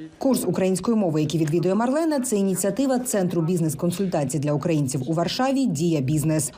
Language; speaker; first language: Ukrainian; native; Ukrainian